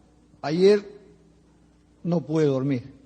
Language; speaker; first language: Spanish; native; Spanish